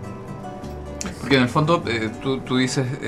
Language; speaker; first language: Spanish; native; Spanish